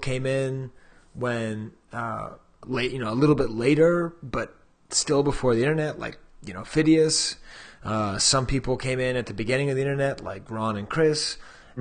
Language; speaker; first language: English; native; English